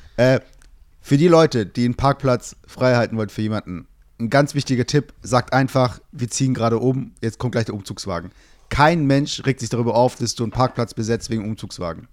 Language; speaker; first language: German; early bilingual, other home language; Turkish